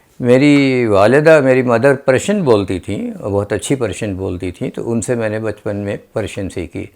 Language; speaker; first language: Urdu; native; Urdu